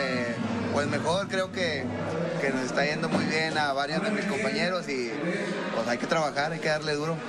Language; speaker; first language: Spanish; native; Spanish